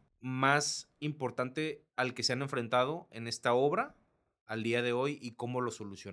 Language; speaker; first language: Spanish; native; Spanish